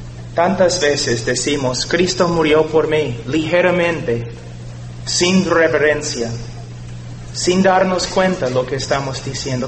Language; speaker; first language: Spanish; non-native, fluent; English